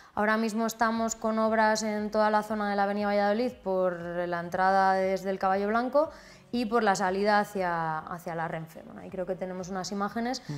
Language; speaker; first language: Spanish; native; Spanish